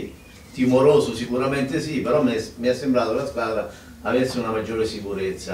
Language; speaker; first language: Italian; native; Italian